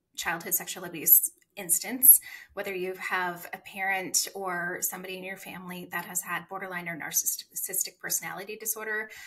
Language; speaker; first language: English; native; English